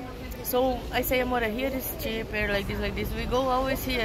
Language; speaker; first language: English; non-native, learner; Portuguese